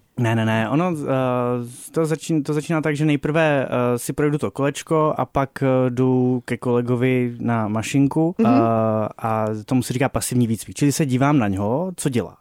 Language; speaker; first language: Czech; native; Czech